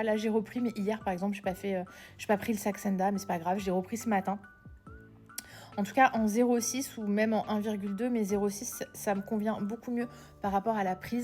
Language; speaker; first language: French; native; French